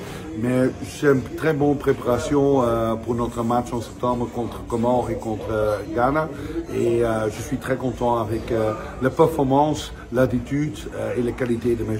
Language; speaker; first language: French; non-native, fluent; Dutch